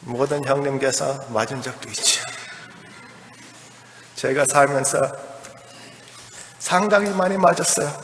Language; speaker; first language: Korean; early bilingual, heritage; Korean